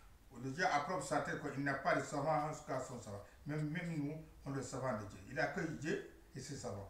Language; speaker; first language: French; non-native, learner; Arabic